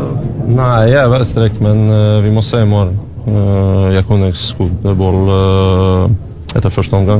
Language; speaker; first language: Norwegian; non-native, learner; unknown